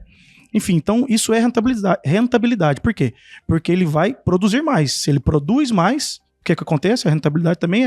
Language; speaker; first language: Portuguese; native; Portuguese